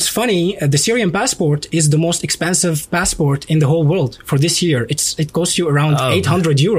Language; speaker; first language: English; non-native, fluent; Arabic